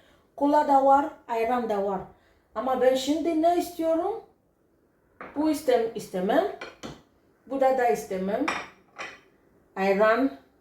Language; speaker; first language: Turkish; non-native, learner; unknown